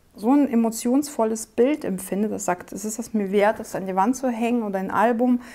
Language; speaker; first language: German; non-native, fluent; Russian